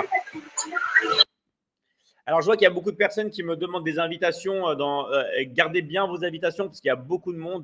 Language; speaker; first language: French; native; French